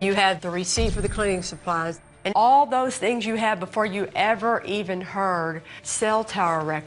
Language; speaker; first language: English; native; English